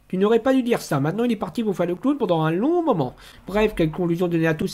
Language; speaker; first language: French; native; French